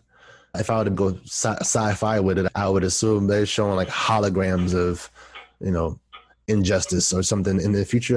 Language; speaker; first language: English; native; English